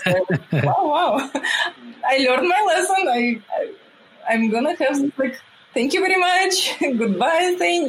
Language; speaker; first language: English; non-native, fluent; Russian